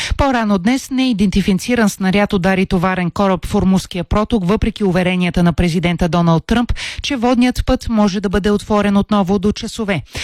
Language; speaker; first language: Bulgarian; native; Bulgarian